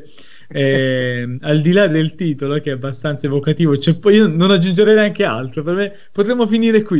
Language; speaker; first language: Italian; native; Italian